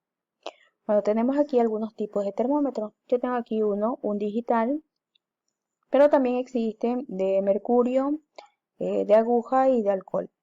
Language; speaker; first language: Spanish; native; Spanish